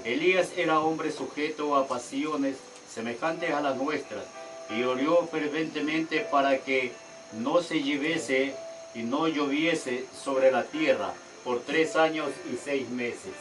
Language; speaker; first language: Spanish; native; Spanish